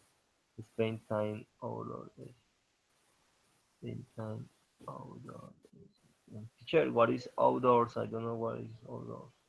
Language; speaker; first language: English; non-native, learner; Spanish